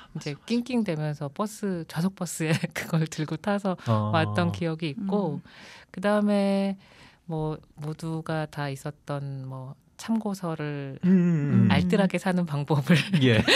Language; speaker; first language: Korean; native; Korean